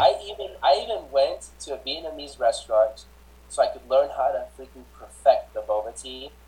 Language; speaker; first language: English; early bilingual, other home language; Spanish